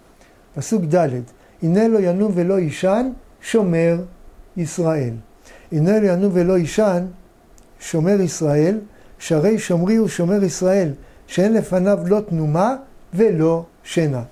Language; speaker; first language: Hebrew; native; Hebrew